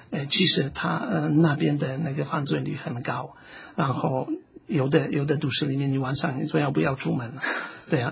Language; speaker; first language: Chinese; non-native, fluent; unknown